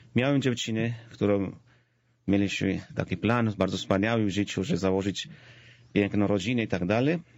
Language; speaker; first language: Polish; non-native, fluent; Georgian